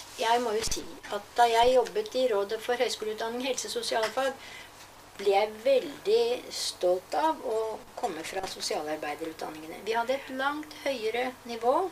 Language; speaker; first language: Norwegian; native; Norwegian